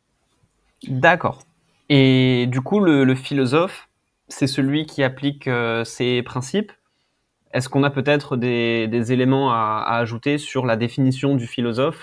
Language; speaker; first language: French; native; French